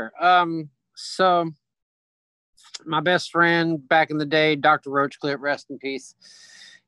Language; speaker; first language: English; native; English